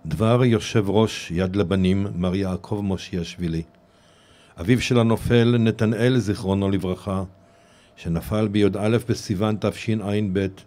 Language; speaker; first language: Hebrew; native; Hebrew